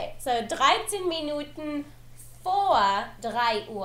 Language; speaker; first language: German; non-native, learner; English